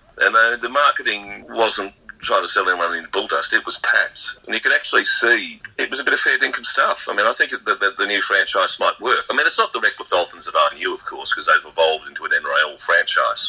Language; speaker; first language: English; native; English